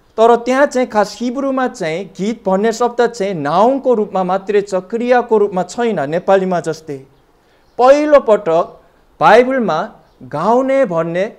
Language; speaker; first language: Nepali; non-native, fluent; Korean